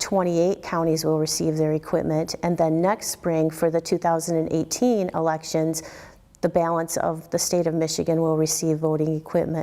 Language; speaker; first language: English; native; English